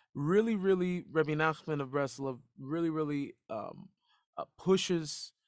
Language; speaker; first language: English; native; English